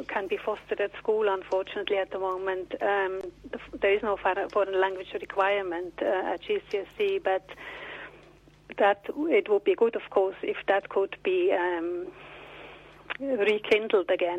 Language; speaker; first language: English; non-native, fluent; German